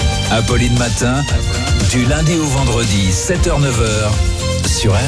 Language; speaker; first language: French; native; French